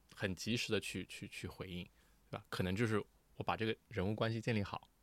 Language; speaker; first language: Chinese; early bilingual, heritage; Chinese